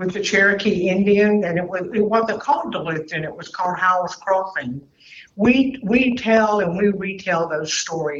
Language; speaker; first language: English; native; English